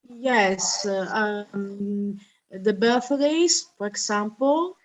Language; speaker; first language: English; non-native, learner; Italian